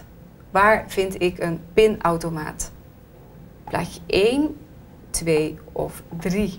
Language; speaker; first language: Dutch; native; Dutch